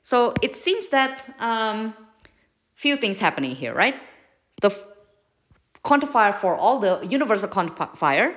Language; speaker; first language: English; non-native, fluent; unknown